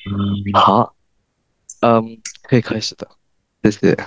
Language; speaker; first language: Chinese; non-native, learner; Indonesian